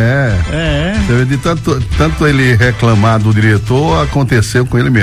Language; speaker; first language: Portuguese; native; Portuguese